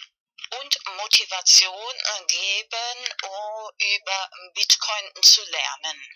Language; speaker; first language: German; non-native, fluent; Spanish